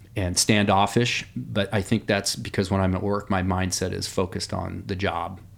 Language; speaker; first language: English; native; English